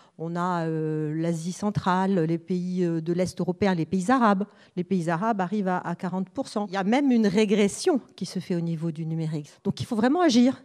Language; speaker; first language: French; native; French